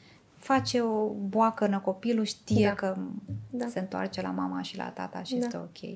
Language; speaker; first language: Romanian; native; Romanian